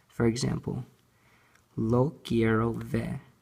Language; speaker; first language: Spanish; non-native, learner; English